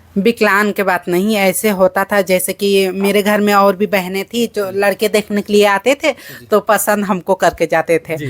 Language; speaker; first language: Hindi; early bilingual, other home language; Bangla